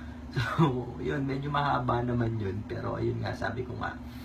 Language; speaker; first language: Korean; non-native, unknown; Filipino